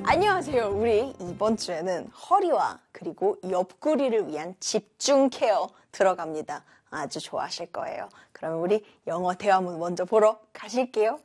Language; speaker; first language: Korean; native; Korean